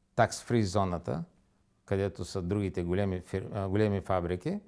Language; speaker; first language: Bulgarian; native; Bulgarian